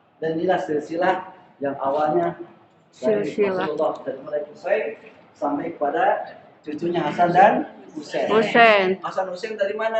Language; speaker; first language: Indonesian; non-native, local second language; Sundanese